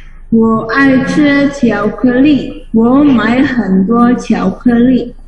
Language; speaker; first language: Chinese; non-native, fluent; Indonesian